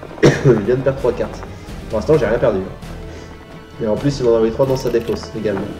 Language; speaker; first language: French; native; French